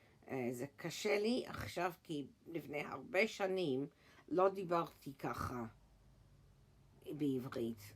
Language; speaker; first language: Hebrew; early bilingual, heritage; English